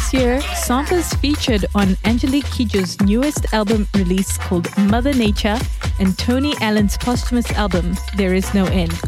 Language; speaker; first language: English; non-native, local second language; Shona